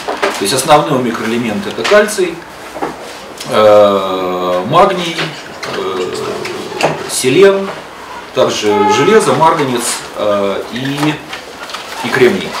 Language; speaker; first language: Russian; native; Russian